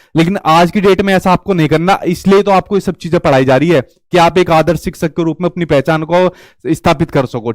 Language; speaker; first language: Hindi; native; Hindi